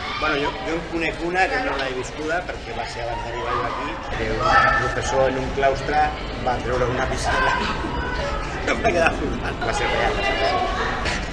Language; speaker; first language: Catalan; non-native, local second language; Spanish